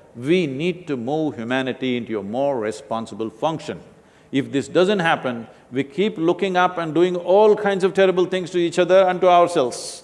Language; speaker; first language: English; non-native, local second language; Kannada